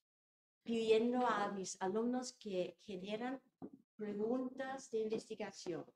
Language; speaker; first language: Spanish; non-native, fluent; English